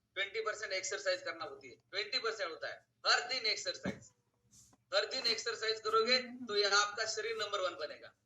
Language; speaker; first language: Hindi; non-native, local second language; Marathi